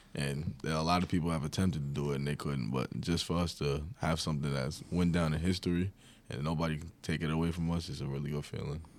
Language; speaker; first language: English; native; English